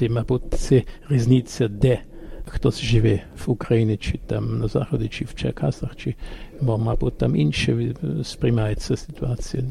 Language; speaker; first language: Ukrainian; non-native, fluent; German